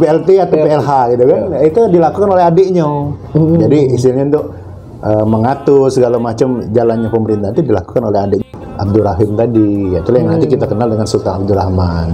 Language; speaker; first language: Indonesian; native; Indonesian